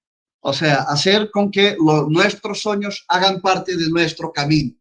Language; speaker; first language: Spanish; non-native, fluent; Portuguese